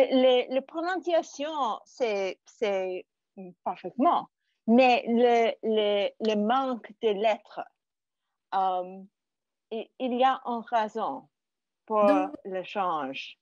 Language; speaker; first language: French; non-native, learner; English